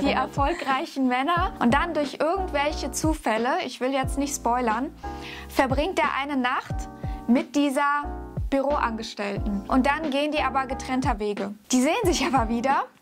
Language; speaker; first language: German; native; German